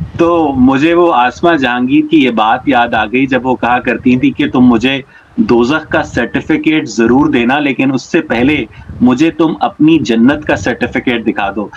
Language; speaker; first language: Urdu; native; Urdu